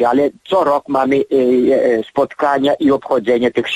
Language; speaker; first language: Polish; early bilingual, heritage; Polish